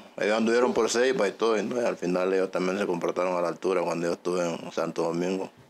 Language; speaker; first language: Spanish; native; Spanish